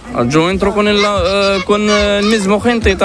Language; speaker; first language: Spanish; non-native, learner; Arabic